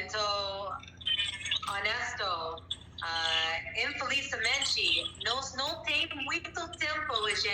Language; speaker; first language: Portuguese; non-native, learner; English